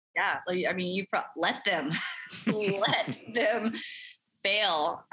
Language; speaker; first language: English; native; English